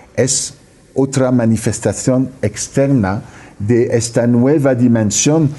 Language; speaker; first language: Spanish; non-native, fluent; French